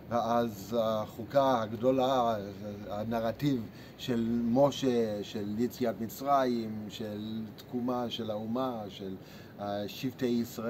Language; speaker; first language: Hebrew; non-native, fluent; English